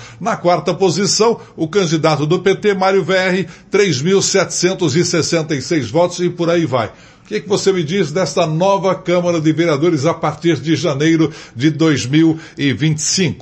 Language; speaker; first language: Portuguese; native; Portuguese